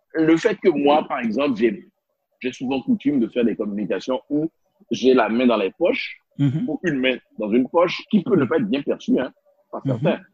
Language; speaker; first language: French; non-native, local second language; Spanish